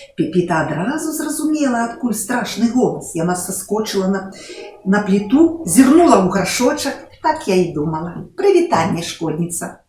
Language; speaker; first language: Belarusian; non-native, local second language; Russian